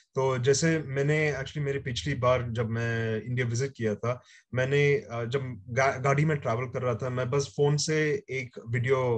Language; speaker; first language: Hindi; native; Hindi